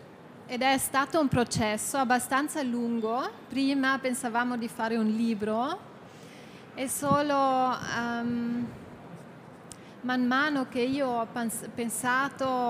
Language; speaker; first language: Italian; non-native, fluent; German